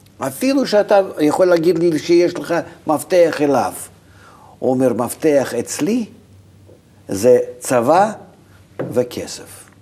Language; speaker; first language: Hebrew; non-native, fluent; Russian